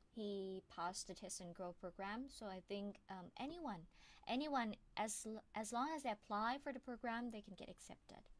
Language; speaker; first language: English; non-native, fluent; Thai